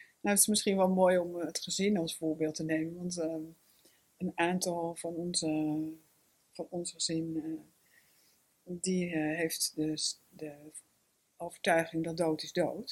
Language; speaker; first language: Dutch; native; Dutch